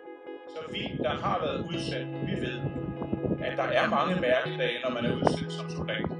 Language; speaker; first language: Danish; native; Danish